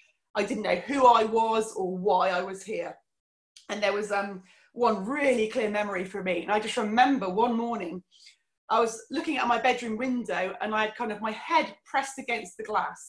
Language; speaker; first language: English; native; English